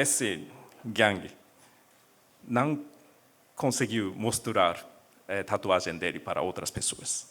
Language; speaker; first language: Portuguese; non-native, learner; Japanese